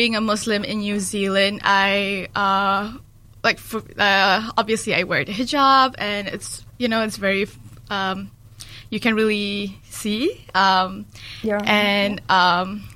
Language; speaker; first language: English; early bilingual, other home language; Malay